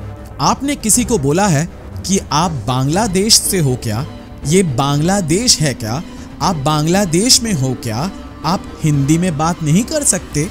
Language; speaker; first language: Hindi; non-native, local second language; Bangla